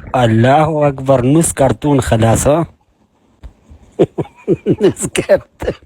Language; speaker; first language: Arabic; non-native, learner; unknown